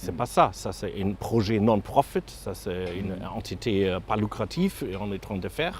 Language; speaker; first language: French; non-native, fluent; German